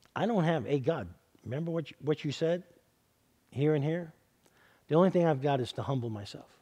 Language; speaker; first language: English; native; English